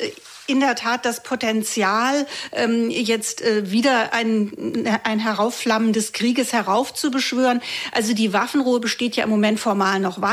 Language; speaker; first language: German; native; German